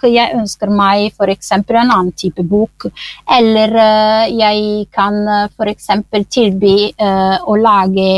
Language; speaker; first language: Norwegian; non-native, fluent; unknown